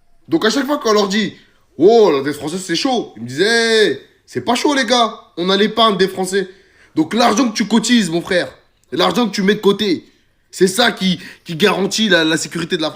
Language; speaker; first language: French; native; French